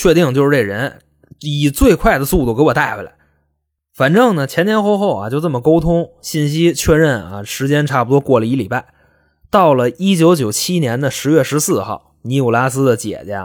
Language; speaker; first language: Chinese; native; Chinese